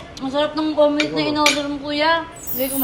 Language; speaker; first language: Filipino; native; Filipino